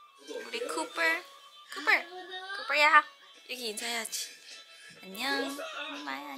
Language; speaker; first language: Korean; early bilingual, heritage; Korean